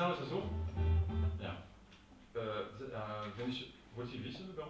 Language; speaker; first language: German; non-native, local second language; French